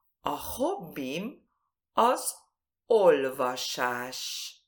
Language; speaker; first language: Hungarian; early bilingual, heritage; Spanish